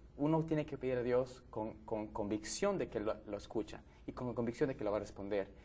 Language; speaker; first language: Spanish; native; Spanish